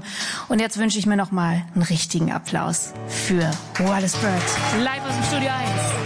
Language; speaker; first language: German; native; German